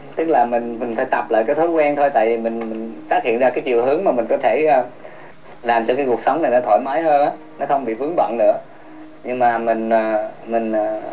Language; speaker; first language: Vietnamese; early bilingual, heritage; Vietnamese